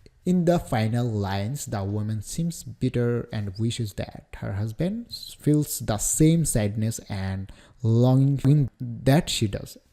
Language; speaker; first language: English; non-native, local second language; Bangla